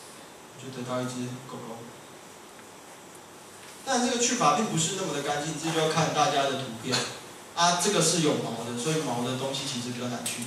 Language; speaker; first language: Chinese; native; Chinese